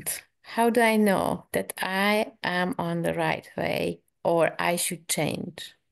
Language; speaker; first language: English; non-native, learner; Hungarian